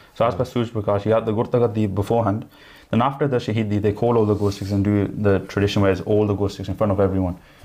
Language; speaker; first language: English; early bilingual, other home language; Punjabi